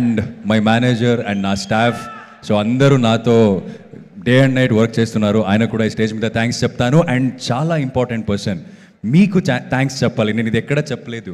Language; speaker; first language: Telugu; non-native, local second language; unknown